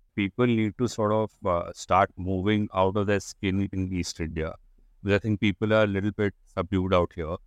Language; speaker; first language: English; non-native, local second language; Hindi